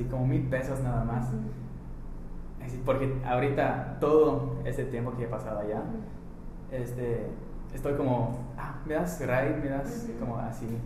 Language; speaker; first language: Spanish; non-native, fluent; English